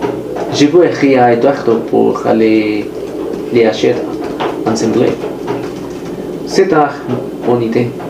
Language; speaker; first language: French; non-native, learner; Spanish